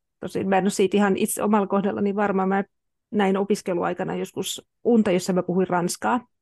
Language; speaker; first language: Finnish; native; Finnish